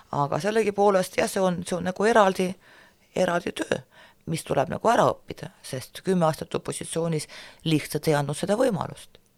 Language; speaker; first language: Estonian; non-native, local second language; Russian